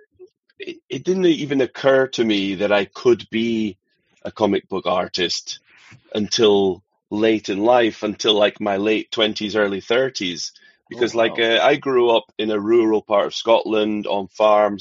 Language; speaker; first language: English; native; English